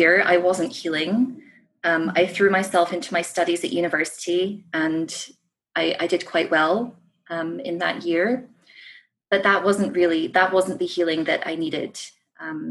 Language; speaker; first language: English; native; English